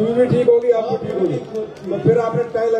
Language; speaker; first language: Hindi; native; Hindi